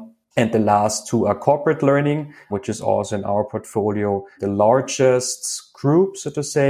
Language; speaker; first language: English; non-native, fluent; German